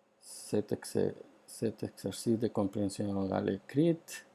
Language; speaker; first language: French; non-native, fluent; Spanish